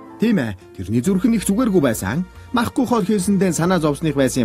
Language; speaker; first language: Mongolian; native; Mongolian